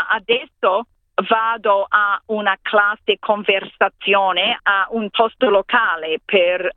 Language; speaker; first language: Italian; non-native, fluent; English